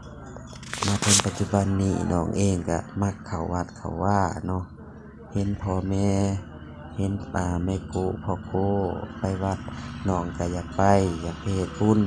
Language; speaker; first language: Thai; non-native, local second language; Lao